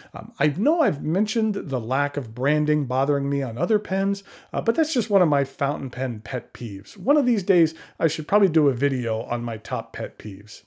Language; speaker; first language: English; native; English